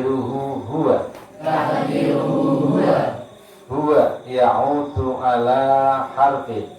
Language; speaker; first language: Arabic; non-native, fluent; Javanese